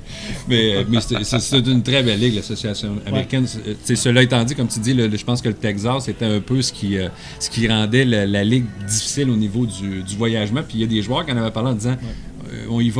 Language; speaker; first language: French; native; French